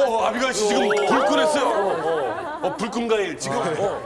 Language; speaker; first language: Korean; native; Korean